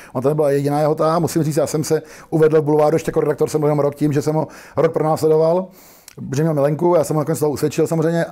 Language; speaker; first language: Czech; native; Czech